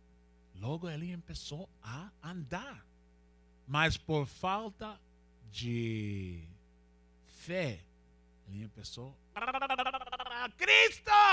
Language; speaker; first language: Portuguese; non-native, learner; Spanish